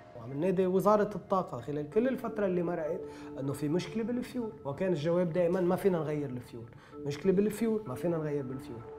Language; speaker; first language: Arabic; native; Arabic